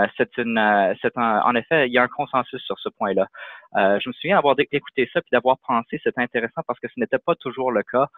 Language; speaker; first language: French; native; French